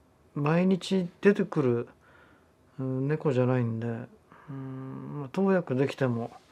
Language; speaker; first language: Japanese; native; Japanese